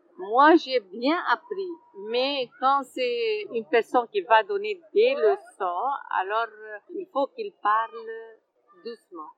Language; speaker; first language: French; non-native, fluent; Arabic